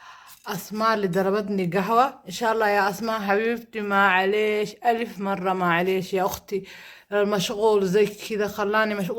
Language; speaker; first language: Arabic; non-native, learner; Somali